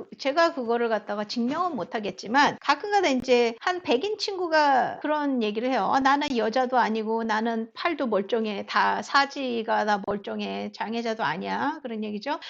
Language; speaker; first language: Korean; native; Korean